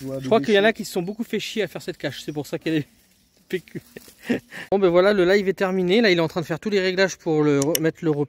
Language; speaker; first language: French; native; French